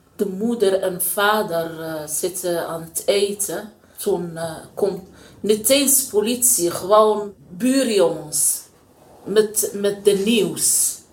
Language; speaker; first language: Dutch; non-native, learner; Arabic